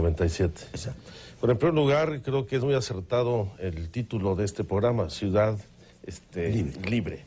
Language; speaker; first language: Spanish; native; Spanish